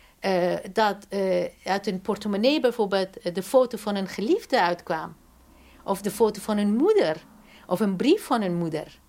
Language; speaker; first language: Dutch; non-native, fluent; Persian